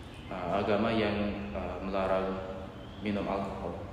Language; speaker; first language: Indonesian; non-native, learner; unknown